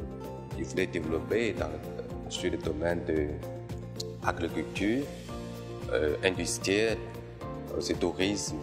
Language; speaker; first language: French; non-native, fluent; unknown